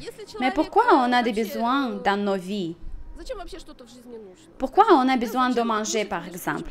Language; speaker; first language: French; non-native, fluent; Russian